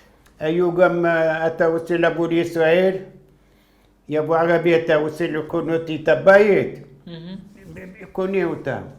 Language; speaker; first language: Hebrew; non-native, fluent; Arabic